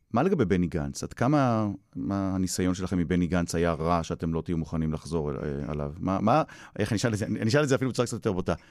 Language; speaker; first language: Hebrew; native; Hebrew